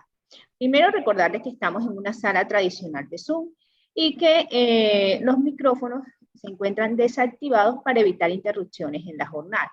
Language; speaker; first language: Spanish; native; Spanish